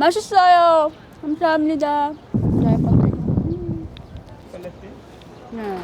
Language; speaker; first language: Korean; non-native, learner; Filipino